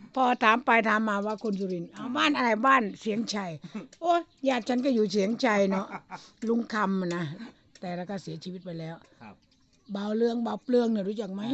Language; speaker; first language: Thai; native; Thai